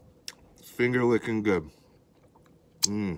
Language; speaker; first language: English; native; English